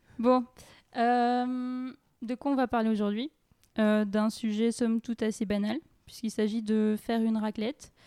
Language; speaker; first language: French; native; French